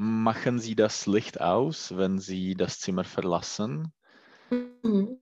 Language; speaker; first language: German; non-native, learner; Czech